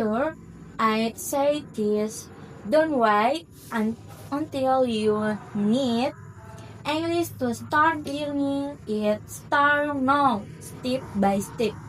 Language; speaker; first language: English; non-native, learner; Indonesian